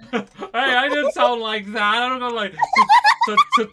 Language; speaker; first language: English; early bilingual, other home language; Spanish